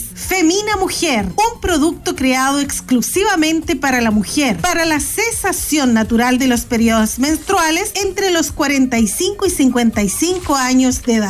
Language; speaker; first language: Spanish; native; Spanish